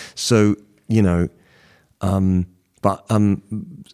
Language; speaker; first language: English; native; English